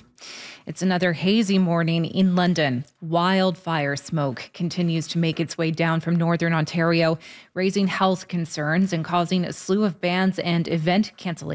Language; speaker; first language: English; native; English